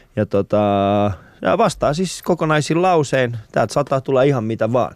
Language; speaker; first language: Finnish; early bilingual, other home language; Persian